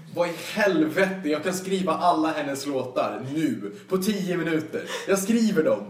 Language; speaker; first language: Swedish; native; Swedish